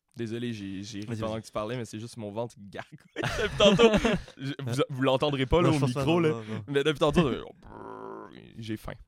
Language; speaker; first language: French; native; French